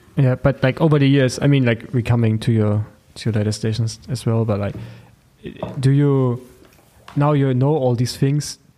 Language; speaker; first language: English; non-native, fluent; German